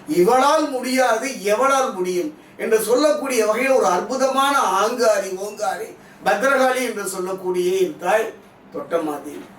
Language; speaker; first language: Tamil; native; Tamil